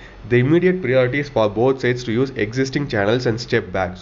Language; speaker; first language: English; non-native, local second language; Tamil